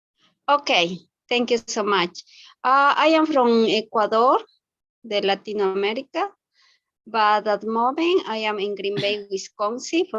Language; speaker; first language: English; non-native, learner; Spanish